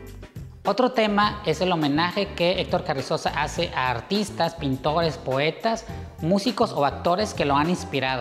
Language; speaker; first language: Spanish; native; Spanish